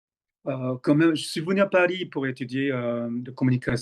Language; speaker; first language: French; non-native, fluent; Korean